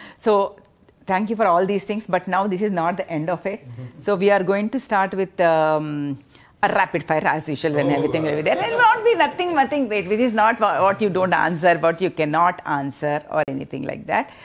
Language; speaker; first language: English; non-native, local second language; Telugu